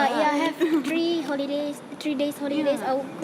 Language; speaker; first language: English; non-native, learner; Malay